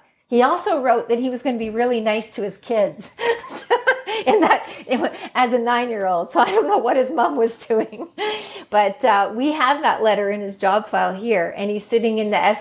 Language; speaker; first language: English; native; English